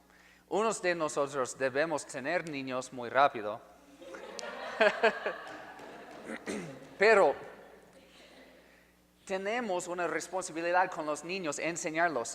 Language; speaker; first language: Spanish; non-native, fluent; English